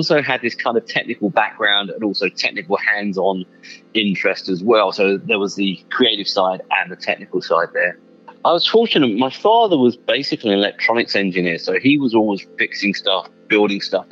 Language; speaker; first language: English; native; English